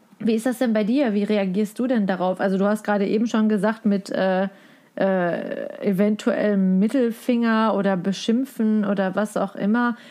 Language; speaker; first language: German; native; German